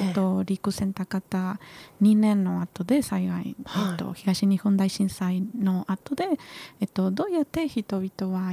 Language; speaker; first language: Japanese; non-native, learner; Spanish